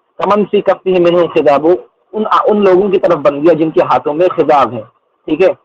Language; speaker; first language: Urdu; non-native, local second language; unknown